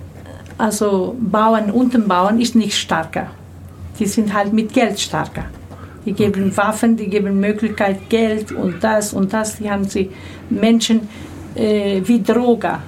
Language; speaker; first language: German; early bilingual, other home language; Turkish